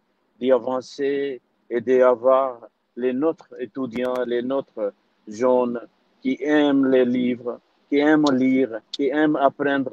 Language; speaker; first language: French; non-native, learner; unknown